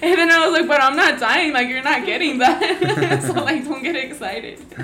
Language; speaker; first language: English; early bilingual, other home language; Spanish